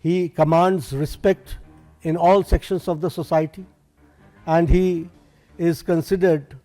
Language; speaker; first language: English; non-native, local second language; Hindi